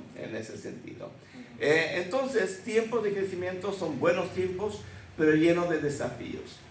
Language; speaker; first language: Spanish; early bilingual, other home language; Swedish